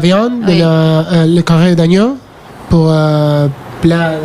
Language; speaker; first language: French; non-native, learner; Spanish